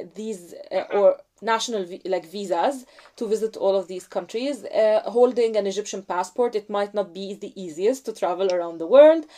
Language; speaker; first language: English; non-native, fluent; Arabic